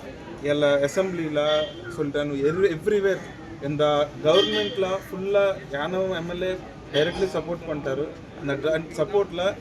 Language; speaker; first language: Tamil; non-native, local second language; Telugu